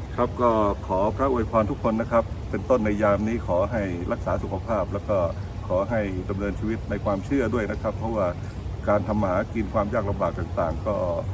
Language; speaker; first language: Thai; native; Thai